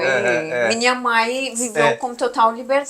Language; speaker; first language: Portuguese; non-native, fluent; Persian